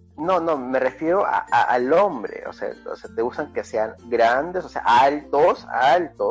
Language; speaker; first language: Spanish; native; Spanish